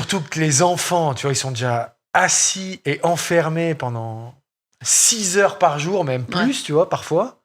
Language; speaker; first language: French; native; French